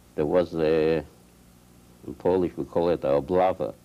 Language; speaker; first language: English; non-native, fluent; Polish